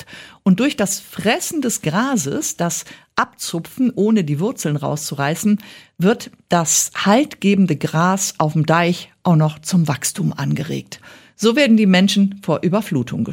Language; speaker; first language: German; native; German